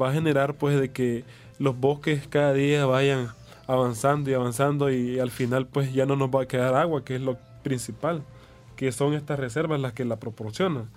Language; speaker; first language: Spanish; native; Spanish